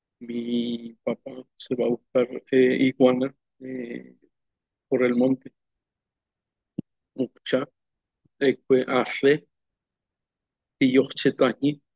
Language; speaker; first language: Spanish; non-native, local second language; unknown